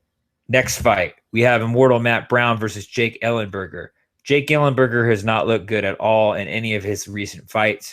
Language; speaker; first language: English; native; English